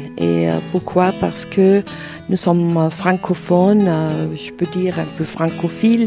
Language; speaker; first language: French; non-native, fluent; German